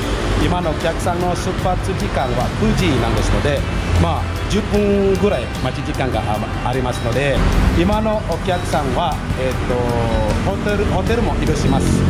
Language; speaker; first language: Japanese; non-native, fluent; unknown